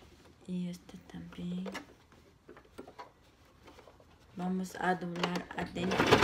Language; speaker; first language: Spanish; non-native, local second language; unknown